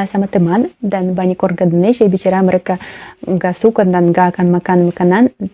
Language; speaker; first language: Indonesian; non-native, learner; Russian